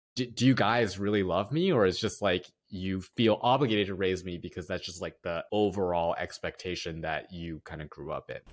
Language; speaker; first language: English; native; English